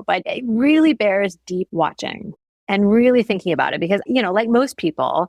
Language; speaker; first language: English; native; English